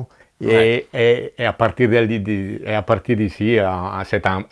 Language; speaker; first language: French; non-native, fluent; Italian